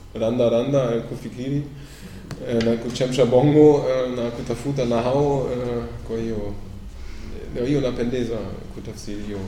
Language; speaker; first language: Swahili; non-native, fluent; German